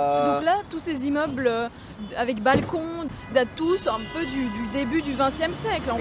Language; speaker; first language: French; native; French